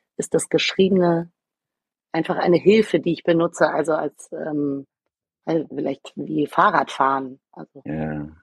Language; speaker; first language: German; native; German